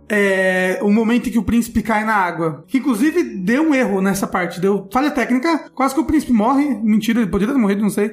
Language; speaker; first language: Portuguese; native; Portuguese